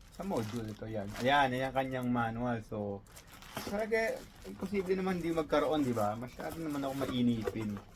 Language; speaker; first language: Filipino; native; Filipino